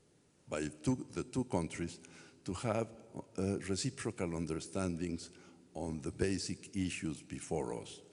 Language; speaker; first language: English; non-native, fluent; Spanish